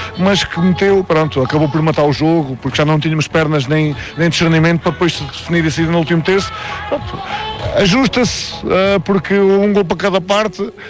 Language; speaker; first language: Portuguese; native; Portuguese